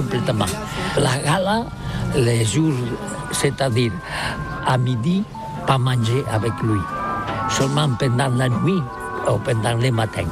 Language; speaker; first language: French; non-native, learner; Catalan